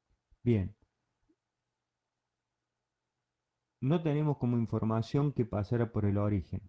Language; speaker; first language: Spanish; native; Spanish